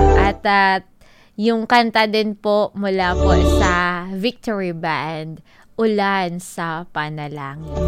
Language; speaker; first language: Filipino; non-native, local second language; Cebuano